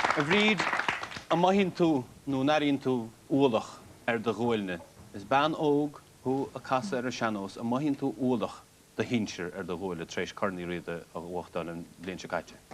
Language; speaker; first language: Irish; native; Irish